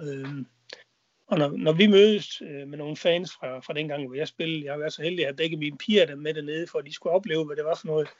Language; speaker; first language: Danish; native; Danish